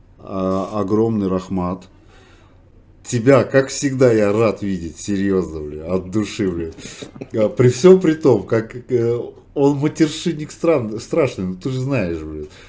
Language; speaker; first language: Russian; non-native, local second language; Uzbek